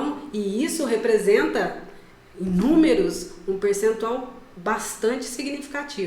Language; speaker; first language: Portuguese; native; Portuguese